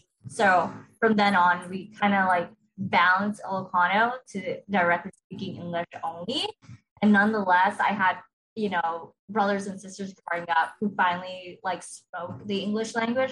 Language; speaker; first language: English; early bilingual, other home language; Iloko